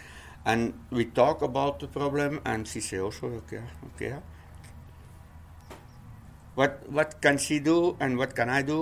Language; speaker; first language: English; non-native, learner; Dutch